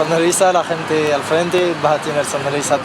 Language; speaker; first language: Spanish; non-native, learner; French